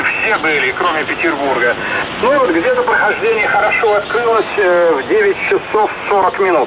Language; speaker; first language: Russian; native; Russian